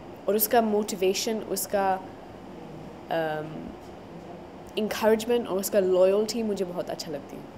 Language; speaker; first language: Hindi; non-native, learner; English